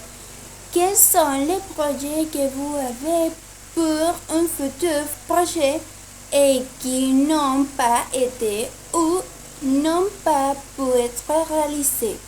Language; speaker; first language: French; non-native, learner; Spanish